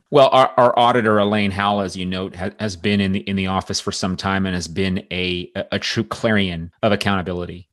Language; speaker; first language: English; native; English